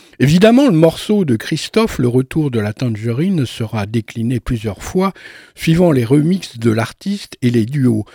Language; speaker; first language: French; native; French